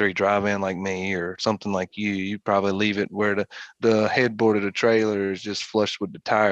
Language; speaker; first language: English; native; English